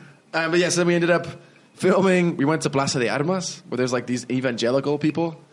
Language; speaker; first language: English; native; English